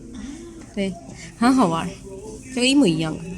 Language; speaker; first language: Chinese; non-native, learner; Urdu